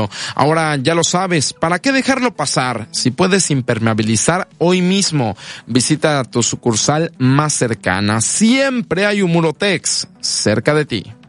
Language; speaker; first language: Spanish; native; Spanish